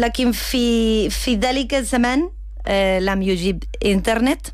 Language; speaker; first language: Arabic; non-native, learner; Spanish